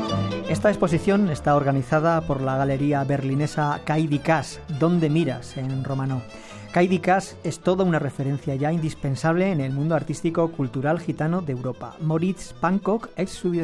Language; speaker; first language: Spanish; native; Spanish